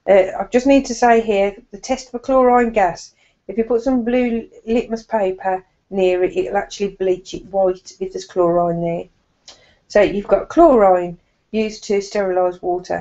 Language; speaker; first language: English; native; English